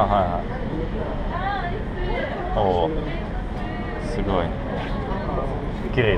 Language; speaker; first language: Japanese; non-native, learner; Russian